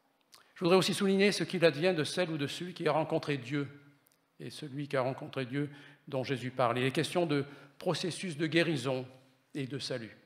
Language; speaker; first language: French; native; French